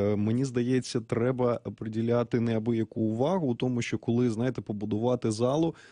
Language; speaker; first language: Ukrainian; native; Ukrainian